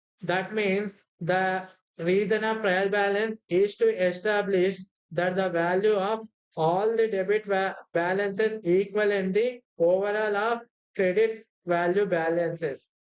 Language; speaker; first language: English; non-native, local second language; Telugu